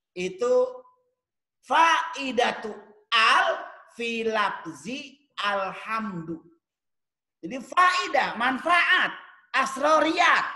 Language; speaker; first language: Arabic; non-native, fluent; Indonesian